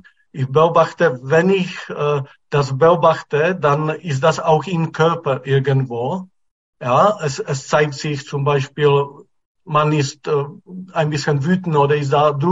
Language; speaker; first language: German; non-native, fluent; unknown